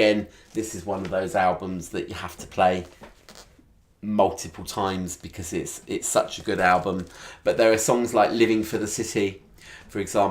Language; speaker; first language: English; native; English